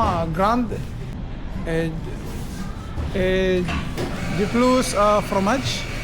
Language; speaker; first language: French; non-native, learner; Filipino